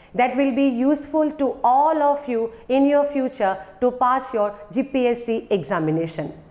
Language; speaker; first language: English; non-native, local second language; Gujarati